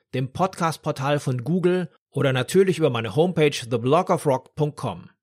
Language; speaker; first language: German; native; German